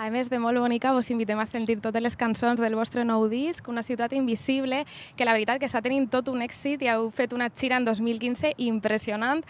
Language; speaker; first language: Catalan; native; Catalan